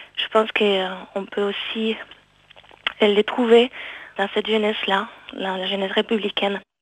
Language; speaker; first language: French; non-native, fluent; Spanish